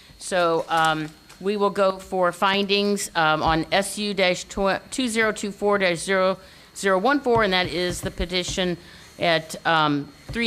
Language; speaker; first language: English; native; English